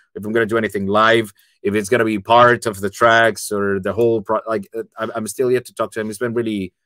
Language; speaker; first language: English; non-native, fluent; Spanish